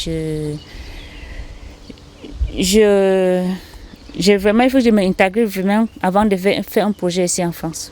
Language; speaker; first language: French; non-native, learner; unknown